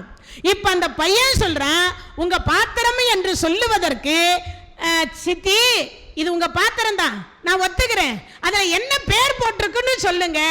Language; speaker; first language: Tamil; native; Tamil